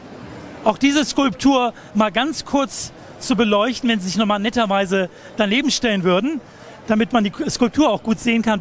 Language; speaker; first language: German; native; German